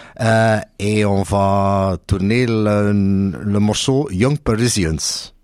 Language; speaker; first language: French; non-native, local second language; Dutch